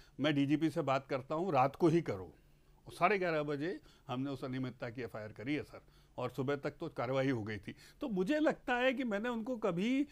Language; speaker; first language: Hindi; native; Hindi